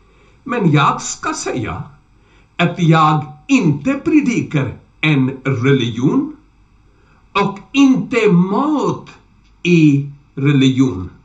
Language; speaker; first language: Swedish; non-native, learner; Urdu